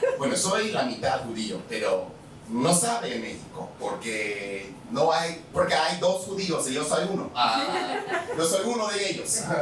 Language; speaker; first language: Spanish; non-native, fluent; English